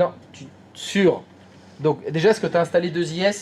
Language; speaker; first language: French; native; French